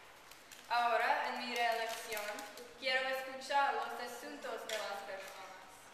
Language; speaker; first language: Spanish; non-native, learner; English